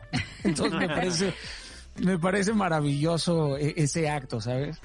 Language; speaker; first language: Spanish; native; Spanish